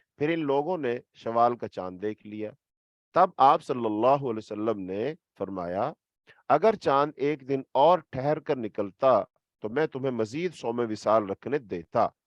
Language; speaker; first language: Urdu; native; Urdu